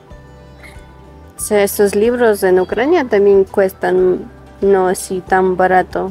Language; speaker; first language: Spanish; non-native, fluent; Ukrainian